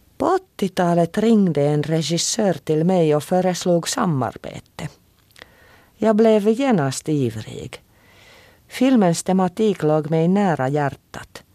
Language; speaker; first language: Swedish; non-native, local second language; Finnish